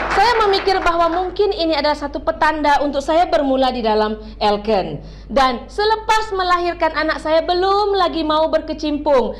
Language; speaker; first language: Malay; native; Malay